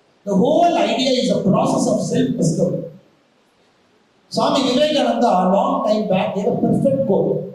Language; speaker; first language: English; non-native, local second language; Tamil